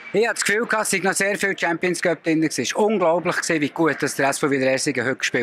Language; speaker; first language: German; native; German